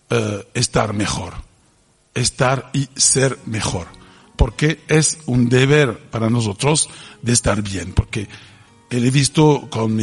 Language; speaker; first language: Spanish; non-native, fluent; French